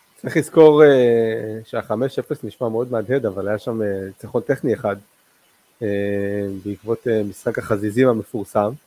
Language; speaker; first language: Hebrew; non-native, local second language; Arabic